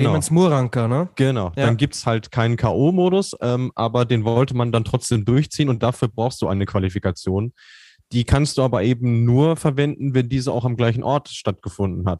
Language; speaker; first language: German; native; German